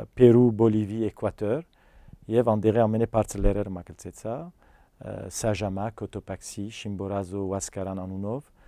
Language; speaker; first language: Armenian; early bilingual, heritage; Armenian